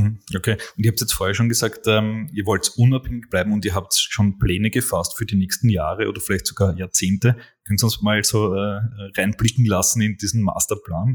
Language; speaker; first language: German; native; German